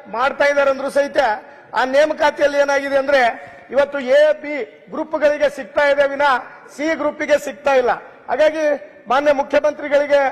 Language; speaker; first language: Kannada; non-native, local second language; Lambadi